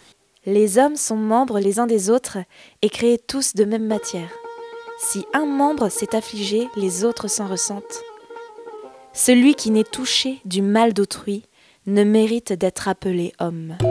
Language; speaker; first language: French; native; French